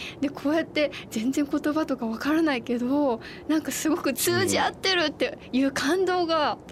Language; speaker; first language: Japanese; native; Japanese